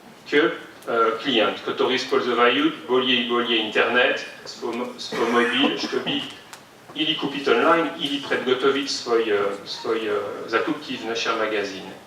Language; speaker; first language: Russian; non-native, fluent; French